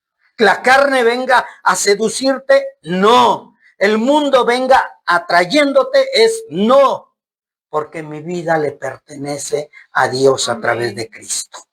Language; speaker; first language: Spanish; native; Spanish